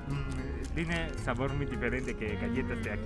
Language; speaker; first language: Spanish; non-native, fluent; Chinese